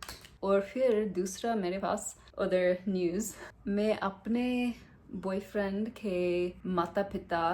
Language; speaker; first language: Hindi; non-native, learner; English